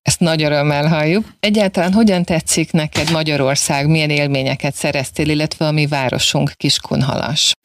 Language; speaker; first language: Hungarian; native; Hungarian